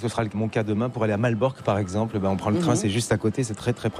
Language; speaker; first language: French; native; French